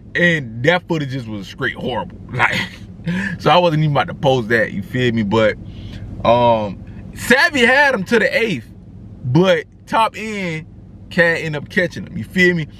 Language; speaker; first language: English; native; English